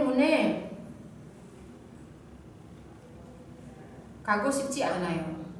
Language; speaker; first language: Korean; non-native, fluent; Indonesian